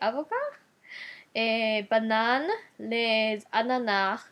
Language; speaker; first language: French; non-native, learner; Japanese